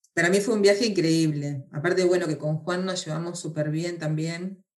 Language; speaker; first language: Spanish; native; Spanish